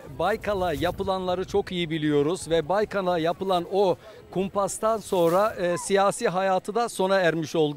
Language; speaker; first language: Turkish; native; Turkish